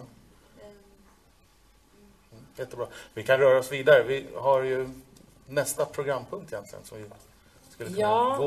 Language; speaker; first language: Swedish; native; Swedish